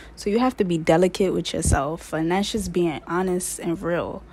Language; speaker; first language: English; native; English